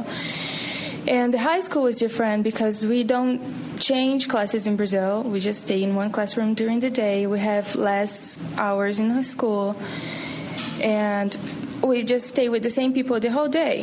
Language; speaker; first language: English; non-native, fluent; Portuguese